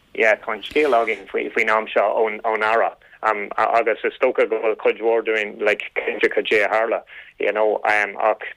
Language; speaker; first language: Irish; non-native, local second language; English